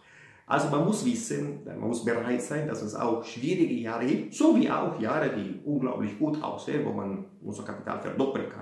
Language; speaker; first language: German; non-native, fluent; Italian